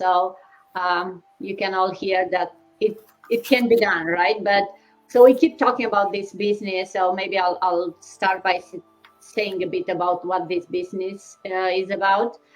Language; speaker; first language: English; non-native, fluent; Romanian